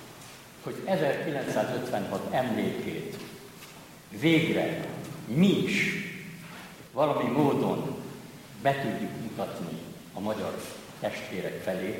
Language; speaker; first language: Hungarian; native; Hungarian